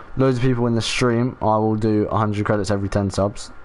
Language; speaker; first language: English; native; English